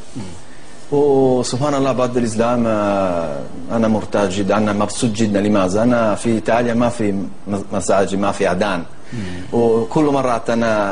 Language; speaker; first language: Arabic; non-native, learner; Italian